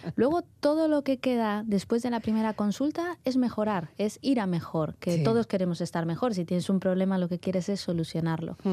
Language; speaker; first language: Spanish; native; Spanish